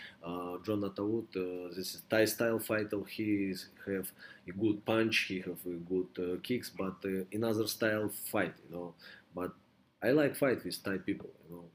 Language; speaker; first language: English; non-native, learner; Russian